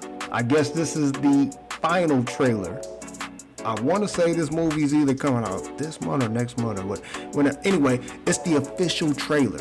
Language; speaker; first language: English; native; English